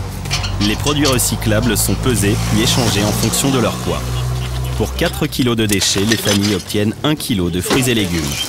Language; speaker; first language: French; native; French